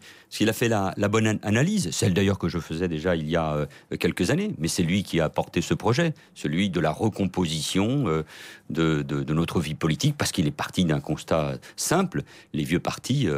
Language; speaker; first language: French; early bilingual, other home language; Catalan